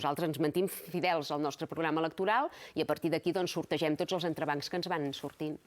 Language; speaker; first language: Catalan; native; Catalan